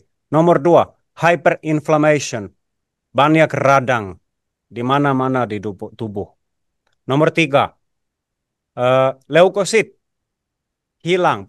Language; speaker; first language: Indonesian; non-native, fluent; Finnish